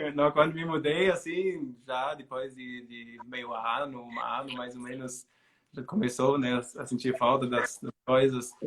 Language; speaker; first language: Portuguese; non-native, fluent; German